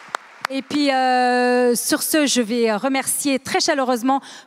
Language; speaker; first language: French; native; French